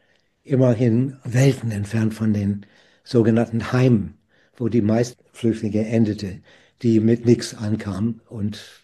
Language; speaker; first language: German; non-native, fluent; English